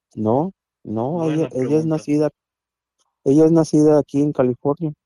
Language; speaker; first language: Spanish; native; Spanish